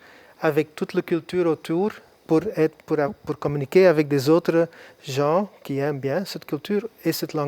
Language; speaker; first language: French; non-native, local second language; Dutch